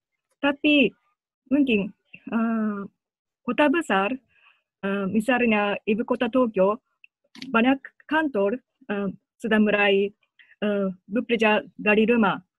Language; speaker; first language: Indonesian; non-native, learner; Japanese